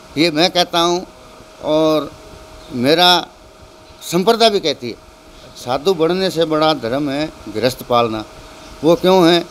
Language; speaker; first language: Hindi; native; Hindi